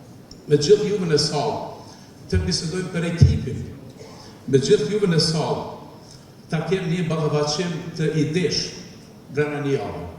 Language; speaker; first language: Albanian; native; Albanian